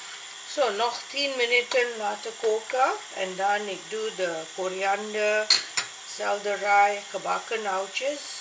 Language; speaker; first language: Dutch; non-native, learner; Malay